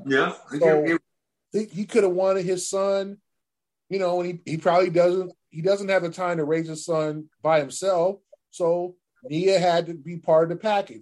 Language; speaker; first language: English; native; English